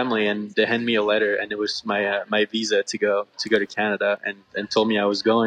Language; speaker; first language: English; non-native, fluent; French